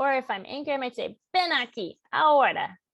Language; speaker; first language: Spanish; non-native, fluent; English